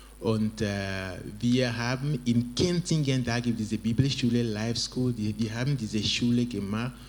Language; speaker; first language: German; non-native, fluent; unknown